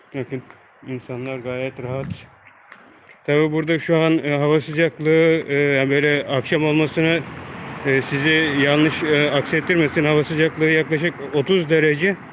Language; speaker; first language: Turkish; native; Turkish